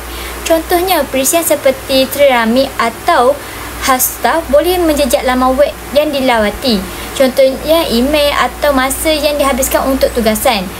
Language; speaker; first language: Malay; native; Malay